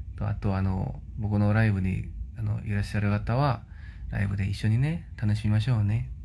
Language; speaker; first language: Japanese; non-native, fluent; Korean